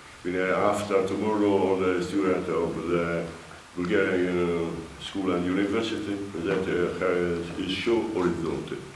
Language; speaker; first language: English; non-native, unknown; Italian